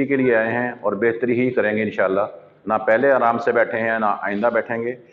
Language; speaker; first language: Urdu; non-native, local second language; Punjabi